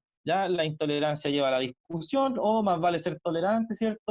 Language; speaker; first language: Spanish; native; Spanish